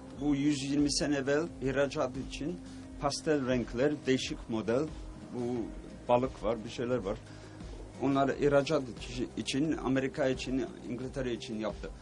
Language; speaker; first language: Turkish; early bilingual, heritage; Turkish